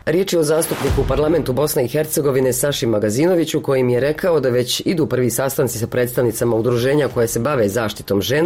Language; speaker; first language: Serbian; native; Serbian